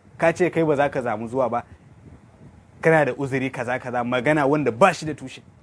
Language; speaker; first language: Hausa; non-native, local second language; Kanuri